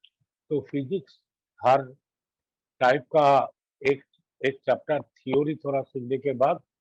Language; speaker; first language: Hindi; non-native, local second language; Bangla